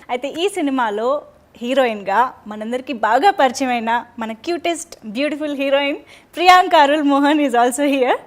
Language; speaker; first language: Telugu; native; Telugu